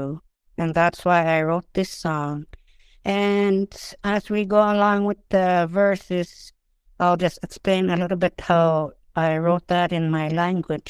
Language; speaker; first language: English; non-native, fluent; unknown